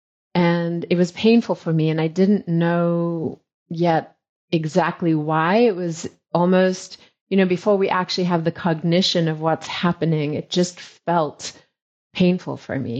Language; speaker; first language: English; native; English